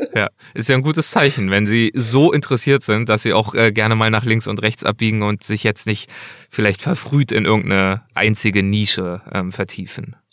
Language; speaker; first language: German; native; German